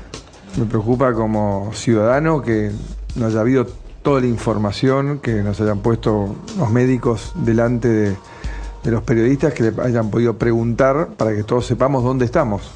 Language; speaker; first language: Spanish; native; Spanish